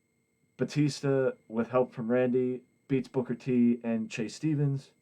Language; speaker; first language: English; native; English